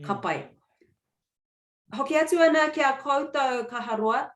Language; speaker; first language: Māori; non-native, local second language; English